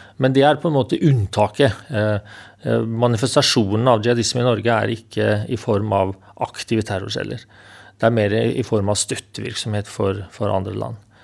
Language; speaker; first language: Norwegian; native; Norwegian